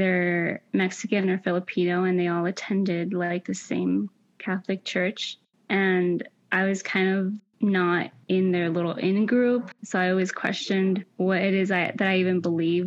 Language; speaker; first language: English; early bilingual, other home language; Spanish